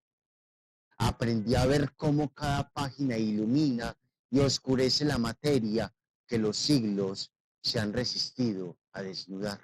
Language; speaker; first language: Spanish; native; Spanish